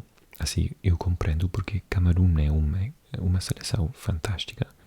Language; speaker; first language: Portuguese; non-native, learner; English